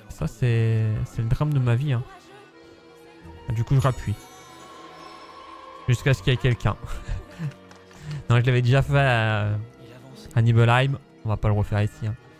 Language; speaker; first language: French; native; French